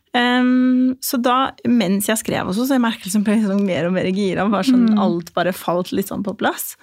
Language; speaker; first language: Norwegian; early bilingual, other home language; Albanian